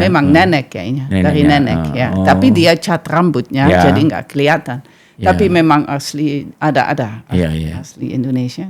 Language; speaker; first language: Indonesian; non-native, fluent; Dutch